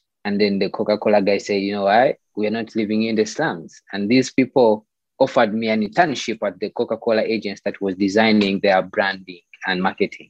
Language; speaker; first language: English; non-native, local second language; Ganda